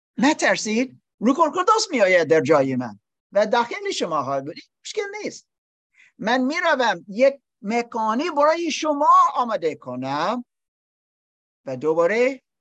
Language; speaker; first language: Persian; non-native, learner; English